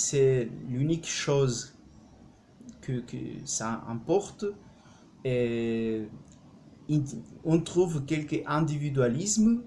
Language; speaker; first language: French; non-native, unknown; Spanish